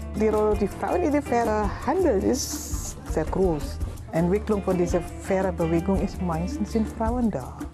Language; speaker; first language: German; non-native, learner; Indonesian